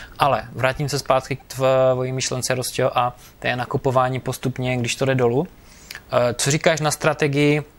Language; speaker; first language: Czech; native; Czech